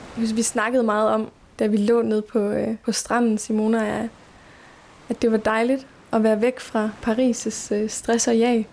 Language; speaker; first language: Danish; native; Danish